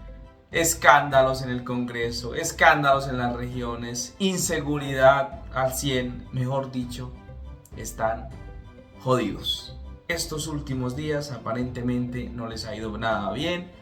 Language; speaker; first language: Spanish; native; Spanish